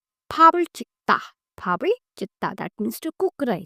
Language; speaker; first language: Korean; non-native, learner; Hindi